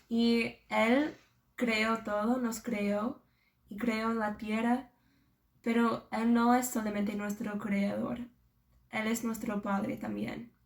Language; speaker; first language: Spanish; non-native, fluent; English